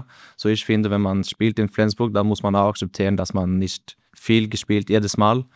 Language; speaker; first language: German; non-native, learner; Norwegian